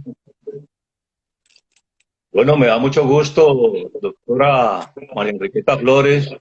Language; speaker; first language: Spanish; native; Spanish